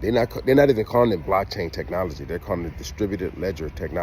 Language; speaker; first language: English; native; English